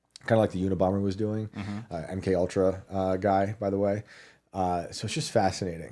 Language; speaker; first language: English; native; English